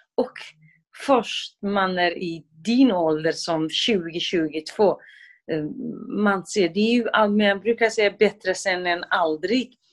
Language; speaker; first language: Swedish; non-native, fluent; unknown